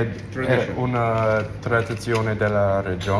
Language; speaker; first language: Italian; non-native, learner; English